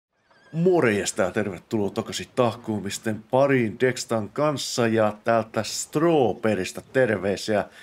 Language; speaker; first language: Finnish; native; Finnish